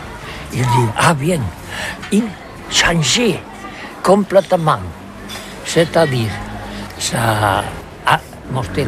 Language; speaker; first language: French; non-native, learner; Catalan